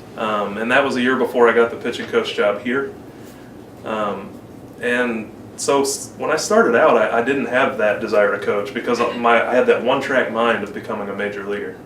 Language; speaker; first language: English; native; English